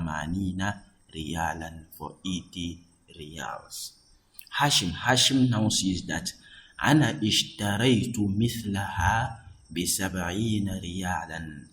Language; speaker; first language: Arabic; non-native, fluent; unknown